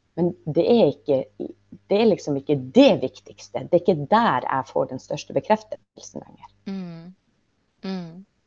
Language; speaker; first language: Norwegian; native; Norwegian